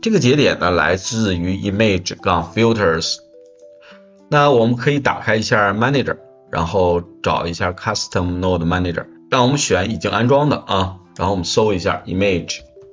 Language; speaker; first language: Chinese; native; Chinese